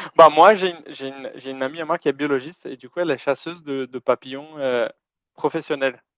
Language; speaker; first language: French; non-native, fluent; Portuguese